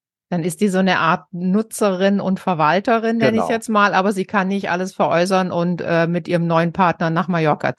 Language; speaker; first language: German; native; German